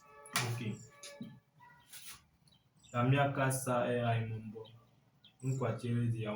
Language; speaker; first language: Italian; non-native, learner; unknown